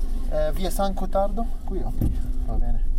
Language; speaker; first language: Italian; non-native, learner; Arabic